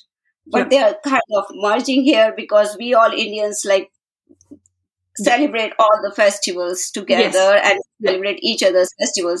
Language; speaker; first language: English; non-native, local second language; Hindi